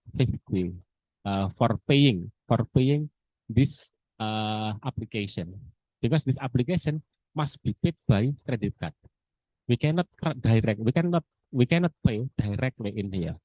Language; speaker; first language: English; non-native, learner; Indonesian